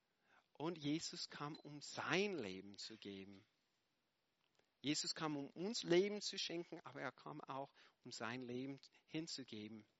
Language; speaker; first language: German; non-native, fluent; English